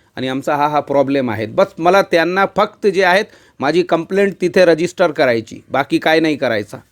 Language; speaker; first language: Marathi; non-native, local second language; Urdu